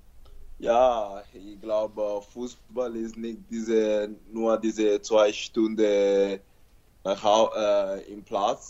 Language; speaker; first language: German; non-native, learner; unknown